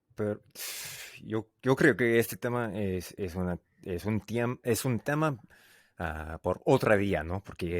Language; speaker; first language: Spanish; non-native, learner; English